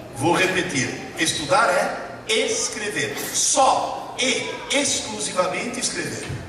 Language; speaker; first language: Portuguese; early bilingual, other home language; Italian